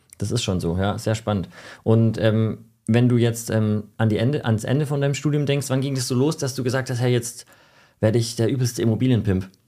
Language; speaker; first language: German; native; German